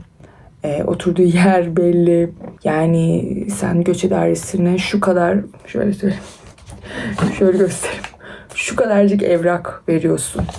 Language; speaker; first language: Turkish; early bilingual, other home language; Persian